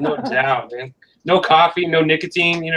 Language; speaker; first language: English; native; English